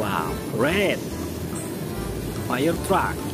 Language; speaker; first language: English; non-native, learner; Indonesian